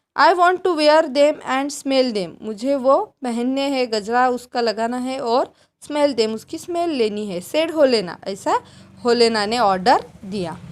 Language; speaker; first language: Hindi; non-native, local second language; Marathi